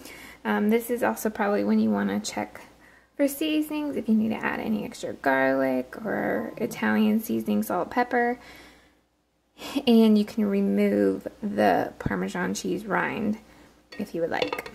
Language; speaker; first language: English; native; English